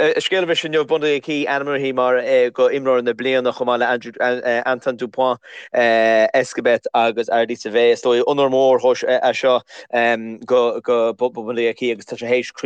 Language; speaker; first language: Irish; native; Irish